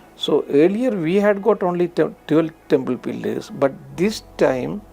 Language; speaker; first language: English; non-native, local second language; Malayalam